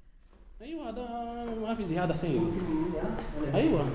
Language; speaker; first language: Arabic; non-native, learner; Filipino